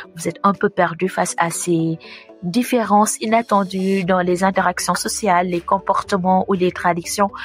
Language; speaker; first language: French; non-native, local second language; Wolof